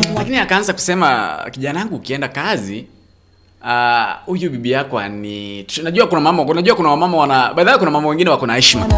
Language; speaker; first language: Swahili; non-native, local second language; Gusii